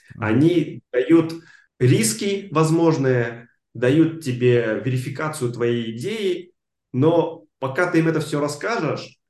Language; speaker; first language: Russian; non-native, local second language; Armenian